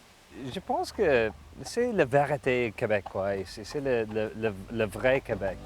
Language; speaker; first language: French; non-native, learner; English